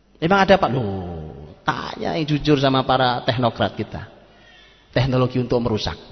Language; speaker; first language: Indonesian; non-native, local second language; Javanese